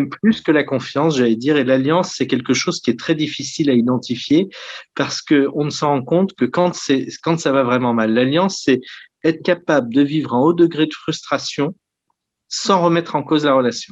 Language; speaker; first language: French; native; French